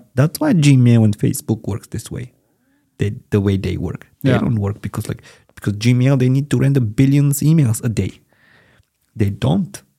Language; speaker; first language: English; non-native, fluent; Bulgarian